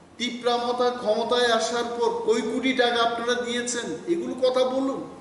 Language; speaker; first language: Bangla; non-native, local second language; Kok Borok